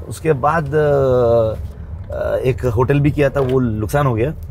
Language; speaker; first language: Hindi; non-native, local second language; Kannada